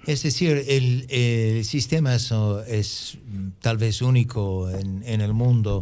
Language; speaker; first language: Spanish; non-native, fluent; English